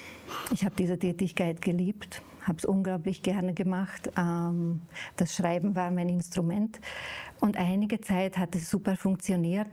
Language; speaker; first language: German; non-native, fluent; Hungarian